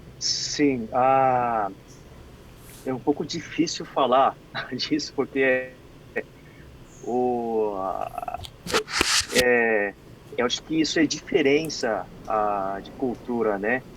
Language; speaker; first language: Portuguese; non-native, fluent; Korean